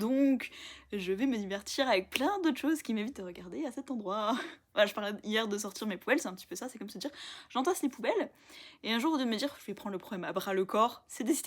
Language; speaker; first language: French; native; French